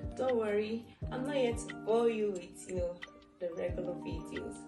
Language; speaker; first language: English; non-native, local second language; Yoruba